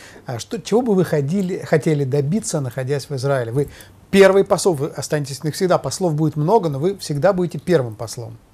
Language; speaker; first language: Russian; native; Russian